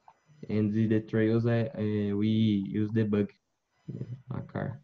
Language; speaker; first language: English; non-native, learner; Portuguese